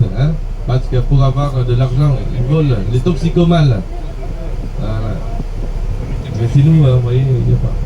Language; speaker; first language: French; non-native, fluent; Vietnamese